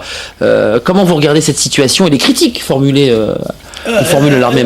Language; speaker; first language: French; native; French